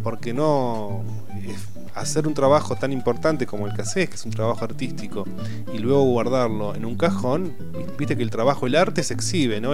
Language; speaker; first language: Spanish; native; Spanish